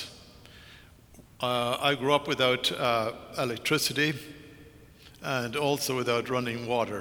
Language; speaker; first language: English; native; English